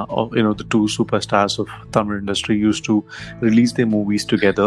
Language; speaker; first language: English; non-native, local second language; Tamil